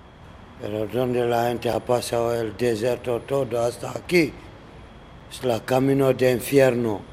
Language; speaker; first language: Spanish; non-native, learner; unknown